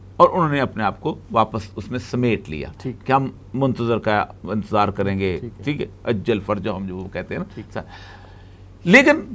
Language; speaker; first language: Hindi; native; Hindi